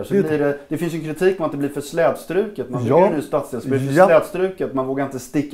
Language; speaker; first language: Swedish; native; Swedish